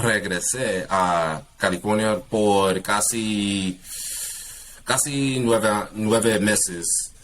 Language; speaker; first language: Spanish; non-native, learner; English